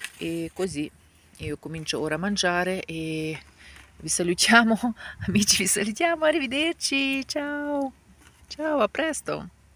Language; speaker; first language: Italian; non-native, fluent; Ukrainian